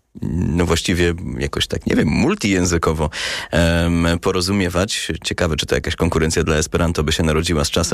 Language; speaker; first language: Polish; native; Polish